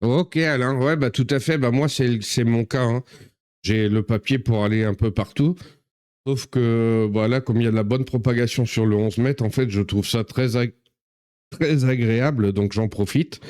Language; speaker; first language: French; native; French